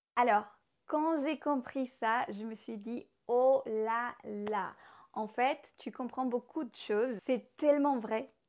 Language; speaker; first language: French; non-native, fluent; Spanish